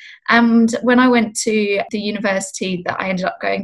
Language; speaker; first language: English; native; English